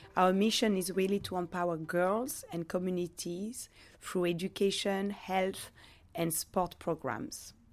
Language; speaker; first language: English; non-native, fluent; French